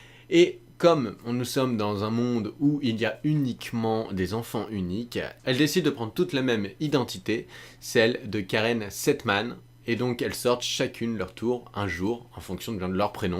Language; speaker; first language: French; native; French